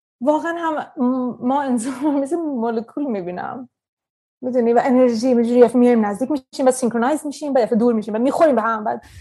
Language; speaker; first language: Persian; early bilingual, heritage; Persian